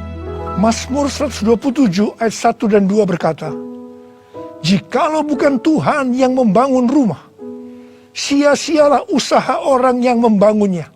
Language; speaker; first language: Indonesian; native; Indonesian